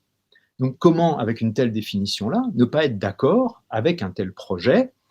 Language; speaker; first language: French; native; French